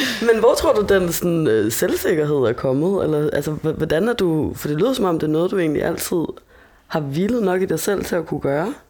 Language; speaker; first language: Danish; native; Danish